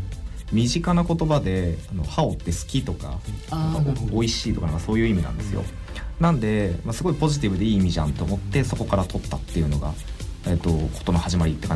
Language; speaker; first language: Japanese; native; Japanese